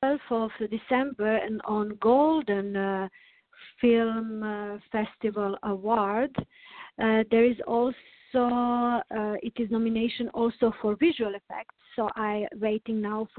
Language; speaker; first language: English; non-native, learner; Serbian